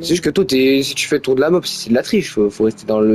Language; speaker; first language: French; native; French